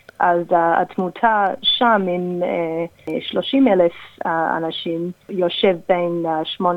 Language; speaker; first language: Hebrew; non-native, fluent; English